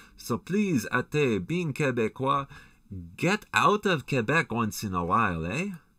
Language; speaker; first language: English; native; English